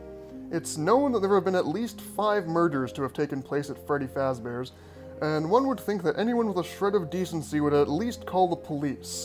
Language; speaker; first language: English; native; English